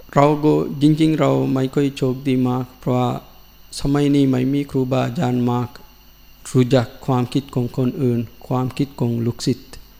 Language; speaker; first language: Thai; non-native, learner; Sinhala